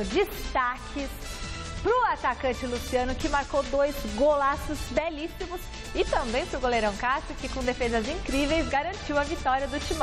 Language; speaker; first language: Portuguese; native; Portuguese